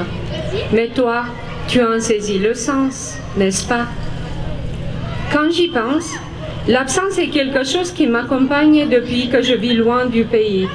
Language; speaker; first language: French; non-native, fluent; Romanian